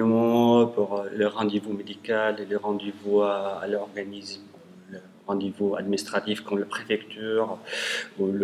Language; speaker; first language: French; non-native, learner; Arabic